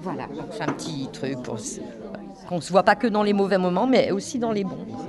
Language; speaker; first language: French; native; French